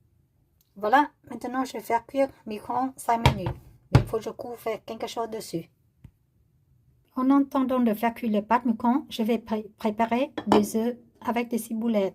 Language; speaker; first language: French; non-native, learner; Vietnamese